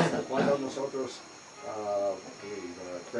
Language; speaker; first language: Spanish; non-native, learner; English